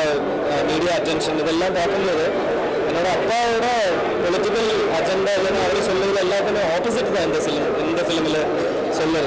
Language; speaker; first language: Tamil; non-native, learner; Malayalam